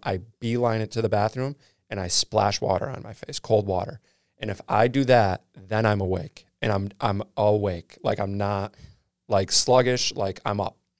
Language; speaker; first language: English; native; English